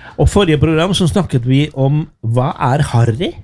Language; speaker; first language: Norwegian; non-native, fluent; Spanish